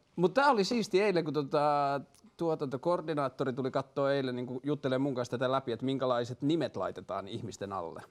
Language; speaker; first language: Finnish; native; Finnish